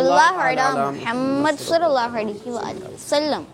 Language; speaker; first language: Urdu; native; Urdu